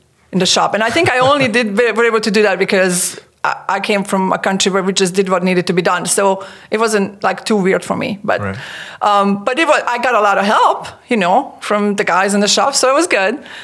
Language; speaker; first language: English; non-native, fluent; Hungarian